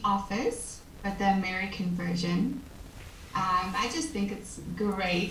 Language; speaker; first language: English; native; English